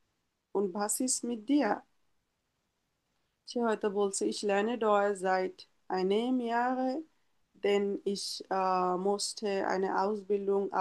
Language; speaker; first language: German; non-native, fluent; Bangla